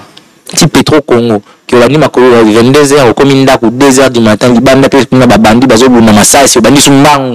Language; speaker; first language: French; non-native, local second language; Lingala